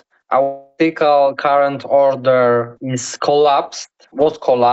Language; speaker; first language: English; non-native, learner; Polish